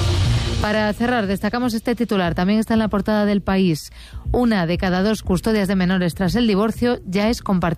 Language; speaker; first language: Spanish; native; Spanish